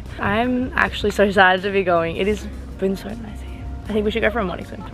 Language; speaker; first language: English; native; English